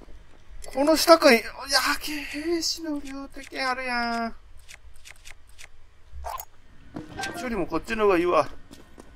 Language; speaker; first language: Japanese; native; Japanese